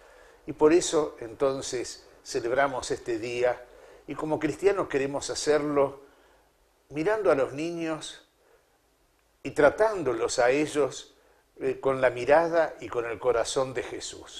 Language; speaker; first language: Spanish; native; Spanish